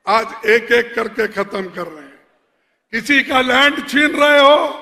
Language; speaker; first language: Hindi; non-native, local second language; Kannada